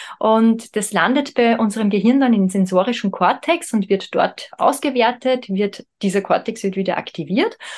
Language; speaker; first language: German; native; German